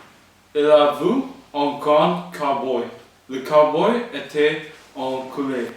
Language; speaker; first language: French; non-native, learner; English